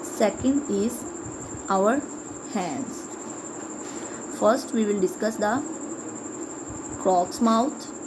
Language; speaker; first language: English; non-native, local second language; Urdu